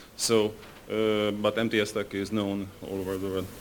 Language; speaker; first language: English; non-native, fluent; Hungarian